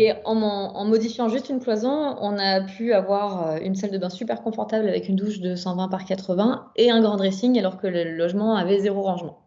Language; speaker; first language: French; native; French